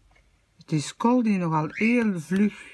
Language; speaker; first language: Dutch; native; Dutch